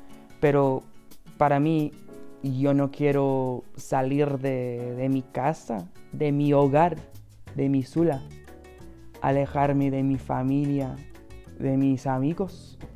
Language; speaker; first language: Spanish; non-native, fluent; English